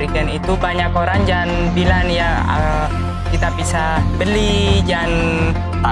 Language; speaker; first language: Indonesian; non-native, fluent; Spanish